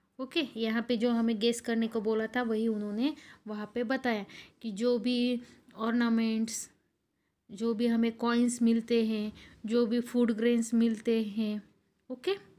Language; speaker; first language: Hindi; non-native, local second language; Marathi